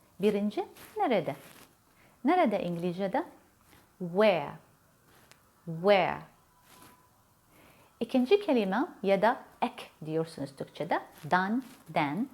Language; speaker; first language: Turkish; non-native, learner; Arabic